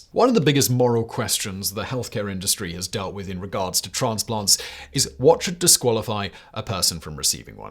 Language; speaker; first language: English; native; English